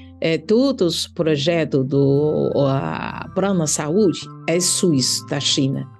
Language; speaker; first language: Portuguese; non-native, learner; Chinese